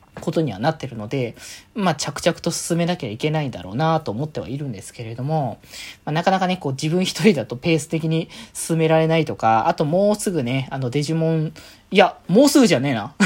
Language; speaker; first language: Japanese; native; Japanese